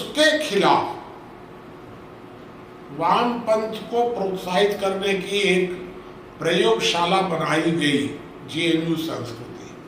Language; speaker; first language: Hindi; native; Hindi